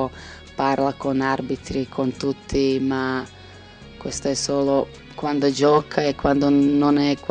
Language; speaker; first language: Italian; non-native, learner; Serbian